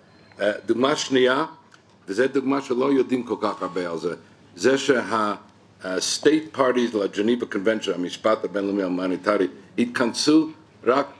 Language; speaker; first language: Hebrew; non-native, fluent; English